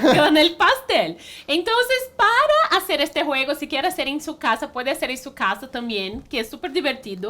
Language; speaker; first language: Spanish; non-native, fluent; Portuguese